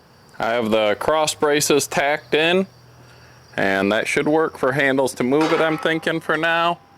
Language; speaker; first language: English; native; English